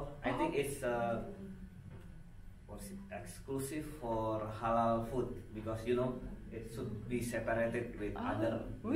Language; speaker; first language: English; non-native, fluent; Indonesian